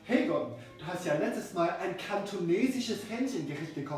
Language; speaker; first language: German; non-native, fluent; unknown